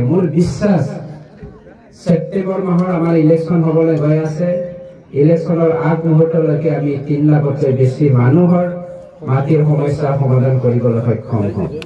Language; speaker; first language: Assamese; non-native, local second language; Bodo